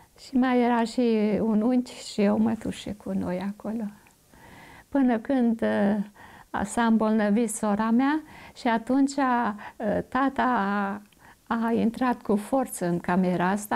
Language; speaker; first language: Romanian; non-native, local second language; German